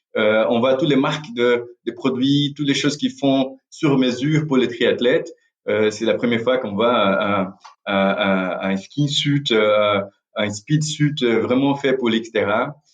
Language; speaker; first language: French; non-native, fluent; Portuguese